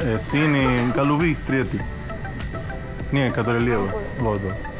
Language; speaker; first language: Russian; non-native, learner; Spanish